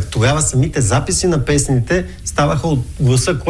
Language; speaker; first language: Bulgarian; native; Bulgarian